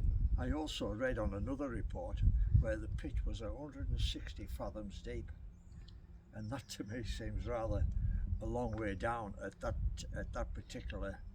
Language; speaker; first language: English; native; English